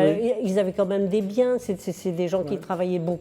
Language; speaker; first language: French; native; French